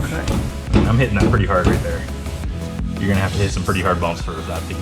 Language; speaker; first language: English; native; English